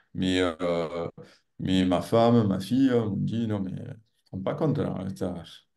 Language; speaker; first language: French; native; French